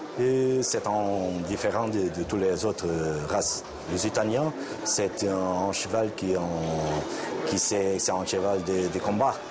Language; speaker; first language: French; non-native, learner; Portuguese